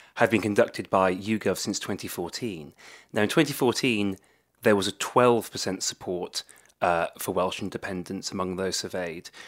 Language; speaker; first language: English; native; English